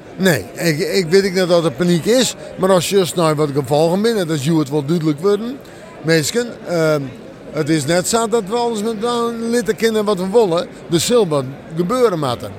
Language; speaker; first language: Dutch; non-native, local second language; Western Frisian